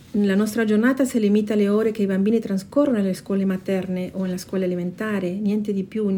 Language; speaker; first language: Italian; non-native, fluent; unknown